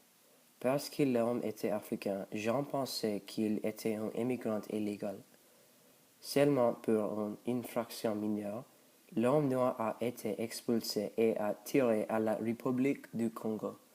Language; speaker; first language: French; non-native, learner; English